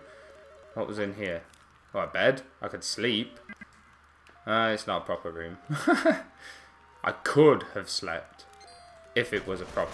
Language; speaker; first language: English; native; English